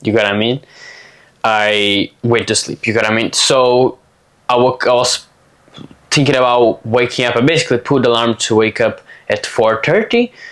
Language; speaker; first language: English; non-native, fluent; Portuguese